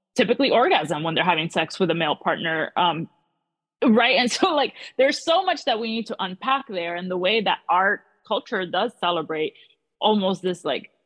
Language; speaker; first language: English; early bilingual, other home language; Spanish